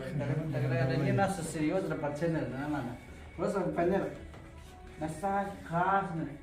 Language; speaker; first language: Russian; non-native, learner; Chinese